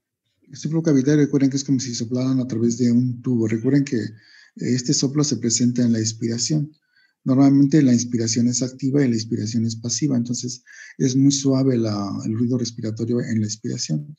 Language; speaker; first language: Spanish; native; Spanish